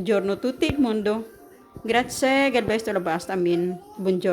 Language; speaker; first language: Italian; non-native, learner; Cebuano